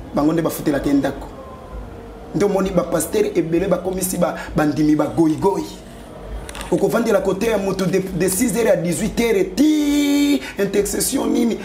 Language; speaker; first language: Lingala; native; Lingala